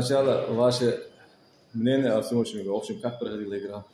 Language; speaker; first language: Russian; non-native, local second language; Uzbek